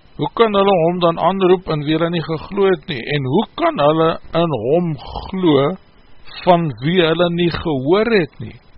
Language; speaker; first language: Afrikaans; native; Afrikaans